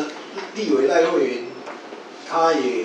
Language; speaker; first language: Chinese; native; Chinese